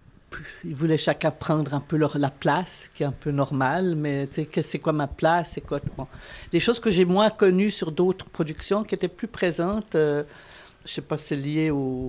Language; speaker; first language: French; native; French